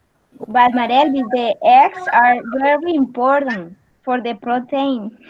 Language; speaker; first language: English; non-native, learner; Spanish